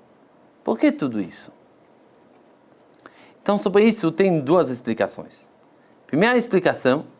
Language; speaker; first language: Portuguese; non-native, fluent; Hebrew